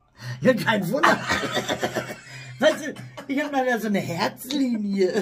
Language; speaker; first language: German; native; German